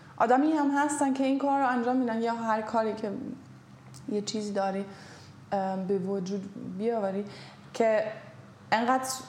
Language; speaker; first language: Persian; non-native, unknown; German